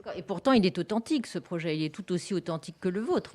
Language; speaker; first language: French; native; French